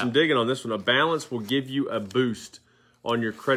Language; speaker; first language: English; native; English